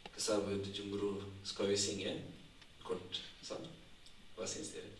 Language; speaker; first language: Norwegian; non-native, fluent; Tigrinya